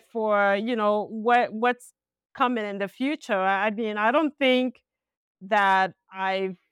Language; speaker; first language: English; non-native, local second language; Igbo